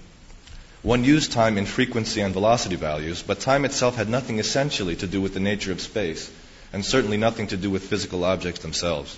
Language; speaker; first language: English; native; English